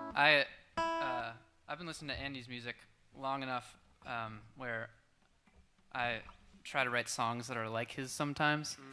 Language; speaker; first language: English; native; English